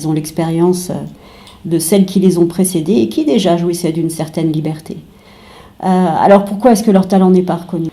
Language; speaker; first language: French; native; French